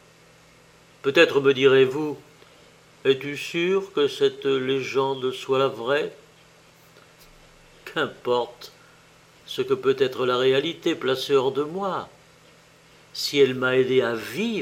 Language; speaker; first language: French; native; French